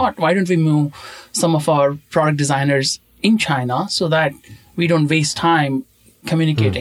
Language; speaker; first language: English; non-native, local second language; Konkani